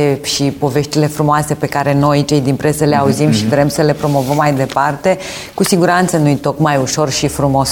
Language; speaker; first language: Romanian; native; Romanian